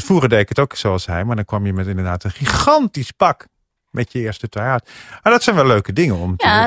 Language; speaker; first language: Dutch; native; Dutch